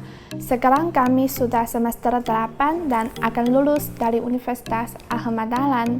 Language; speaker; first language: Indonesian; non-native, fluent; Chinese